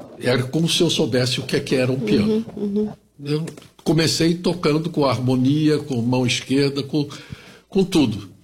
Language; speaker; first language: Portuguese; early bilingual, other home language; German